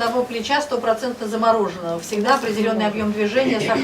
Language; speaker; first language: Russian; native; Russian